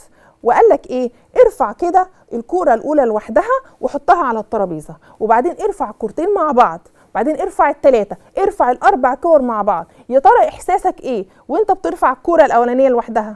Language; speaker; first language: Arabic; native; Arabic